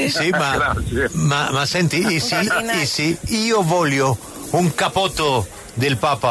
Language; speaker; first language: Italian; non-native, learner; Spanish